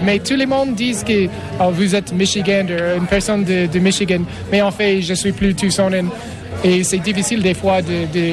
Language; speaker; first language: French; non-native, fluent; English